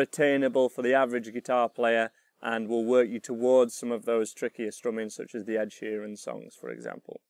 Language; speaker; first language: English; native; English